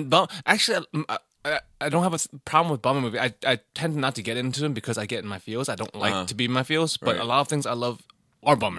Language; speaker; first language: English; native; English